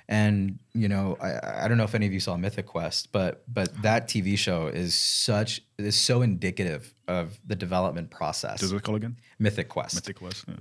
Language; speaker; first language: English; native; English